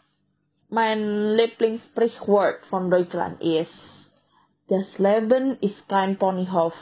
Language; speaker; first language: German; non-native, learner; Indonesian